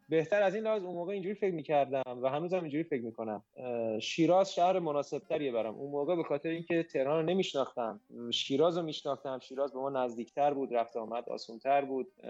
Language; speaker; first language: Persian; native; Persian